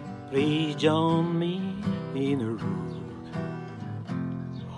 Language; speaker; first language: English; non-native, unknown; French